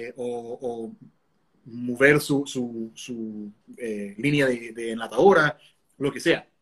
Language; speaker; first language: Spanish; non-native, fluent; English